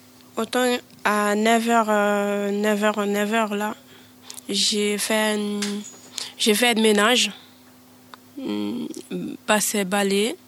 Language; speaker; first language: French; non-native, learner; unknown